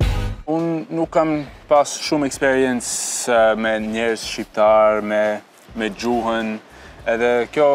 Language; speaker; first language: Albanian; early bilingual, heritage; Albanian